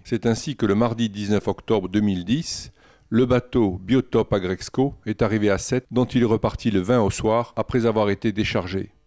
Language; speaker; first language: French; native; French